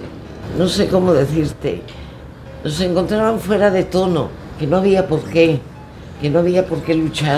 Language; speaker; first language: Spanish; native; Spanish